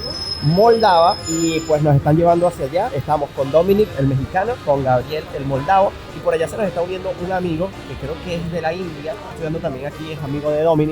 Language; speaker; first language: Spanish; native; Spanish